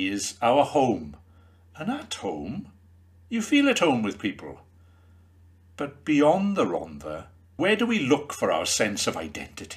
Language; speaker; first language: English; native; English